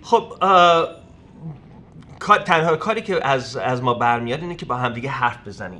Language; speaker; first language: Persian; early bilingual, heritage; Persian